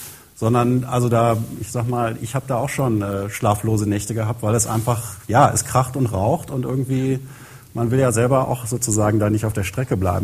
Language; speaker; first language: German; native; German